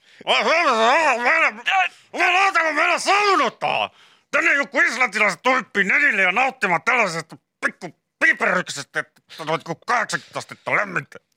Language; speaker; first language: Finnish; native; Finnish